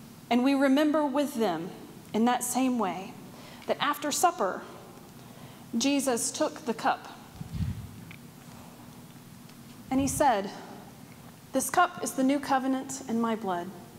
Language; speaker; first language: English; native; English